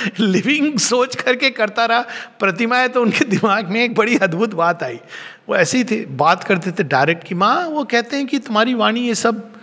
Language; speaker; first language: Hindi; native; Hindi